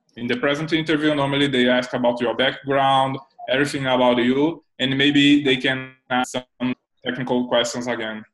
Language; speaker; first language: English; non-native, learner; Portuguese